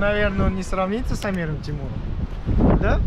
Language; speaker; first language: Russian; non-native, fluent; Uzbek